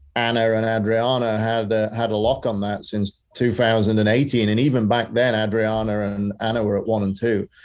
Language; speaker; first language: English; native; English